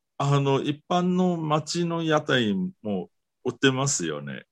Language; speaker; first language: Japanese; non-native, learner; Chinese